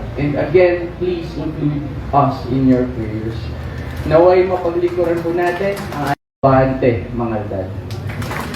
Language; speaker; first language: Filipino; non-native, local second language; Pangasinan